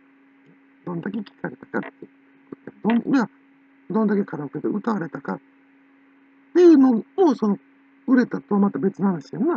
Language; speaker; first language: Japanese; native; Japanese